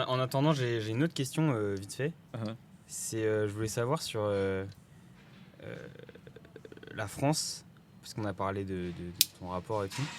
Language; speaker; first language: French; native; French